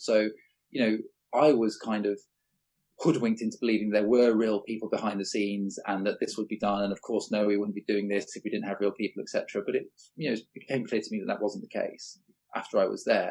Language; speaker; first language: English; native; English